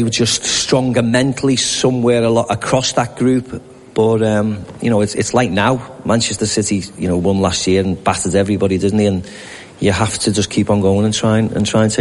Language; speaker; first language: English; native; English